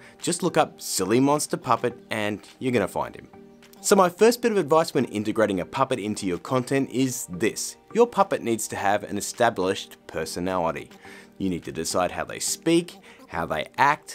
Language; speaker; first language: English; native; English